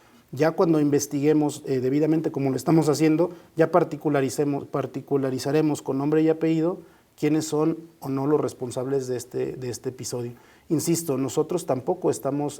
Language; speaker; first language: Spanish; native; Spanish